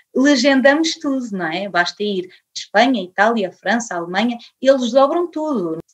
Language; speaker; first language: Portuguese; early bilingual, other home language; English